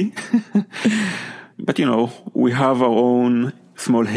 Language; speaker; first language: English; non-native, fluent; Hebrew